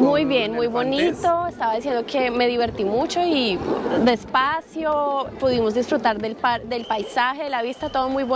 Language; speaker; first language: Spanish; native; Spanish